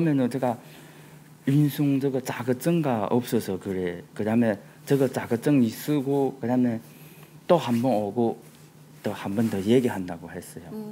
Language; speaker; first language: Korean; non-native, learner; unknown